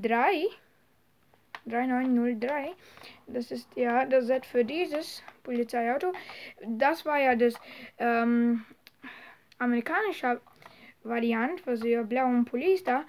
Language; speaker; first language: German; non-native, learner; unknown